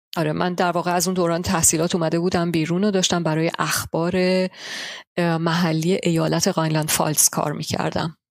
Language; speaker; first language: Persian; early bilingual, heritage; Persian